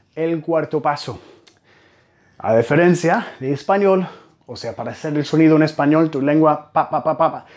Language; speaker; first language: Spanish; non-native, fluent; English